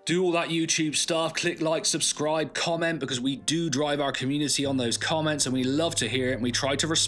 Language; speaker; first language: English; native; English